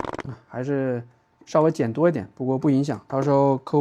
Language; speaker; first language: Chinese; native; Chinese